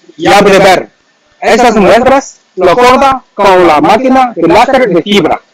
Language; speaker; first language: Spanish; non-native, learner; Chinese